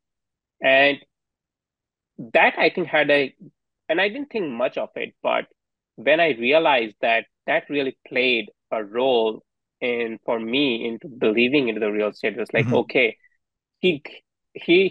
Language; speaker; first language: English; non-native, local second language; Hindi